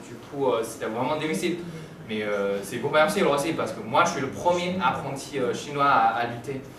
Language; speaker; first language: French; non-native, fluent; Chinese